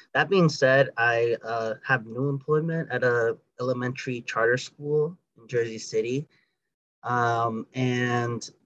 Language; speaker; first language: English; early bilingual, other home language; Spanish